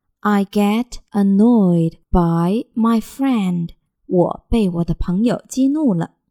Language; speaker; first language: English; non-native, fluent; Chinese